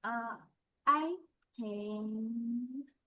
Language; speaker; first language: English; non-native, learner; Vietnamese